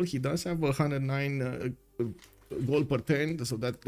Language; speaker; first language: English; non-native, fluent; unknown